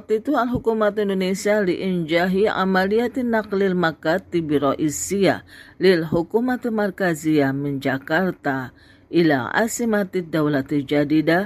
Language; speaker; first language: Arabic; non-native, fluent; Indonesian